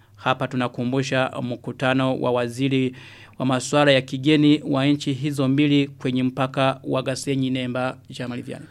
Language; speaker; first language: Swahili; non-native, local second language; Rundi